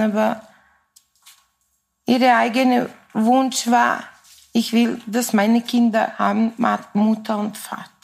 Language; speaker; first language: German; non-native, fluent; Serbian